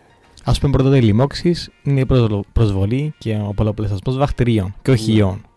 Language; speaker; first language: Greek; native; Greek